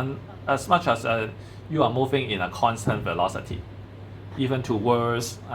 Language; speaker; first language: English; non-native, fluent; Chinese